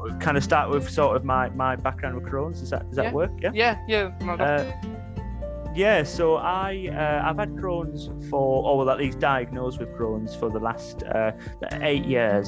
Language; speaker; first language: English; native; English